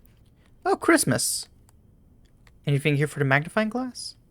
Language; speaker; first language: English; native; English